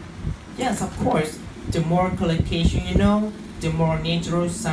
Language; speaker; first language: English; non-native, fluent; Vietnamese